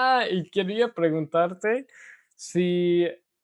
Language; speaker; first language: Spanish; non-native, learner; English